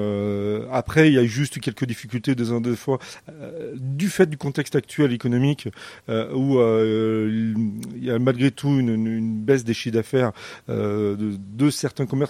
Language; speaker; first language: French; native; French